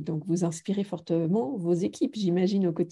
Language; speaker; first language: French; native; French